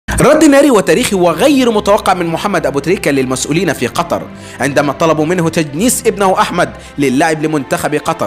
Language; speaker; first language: Arabic; native; Arabic